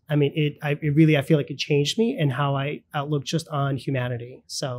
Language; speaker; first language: English; early bilingual, other home language; Russian